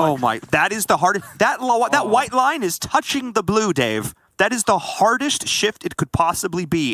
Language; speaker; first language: English; native; English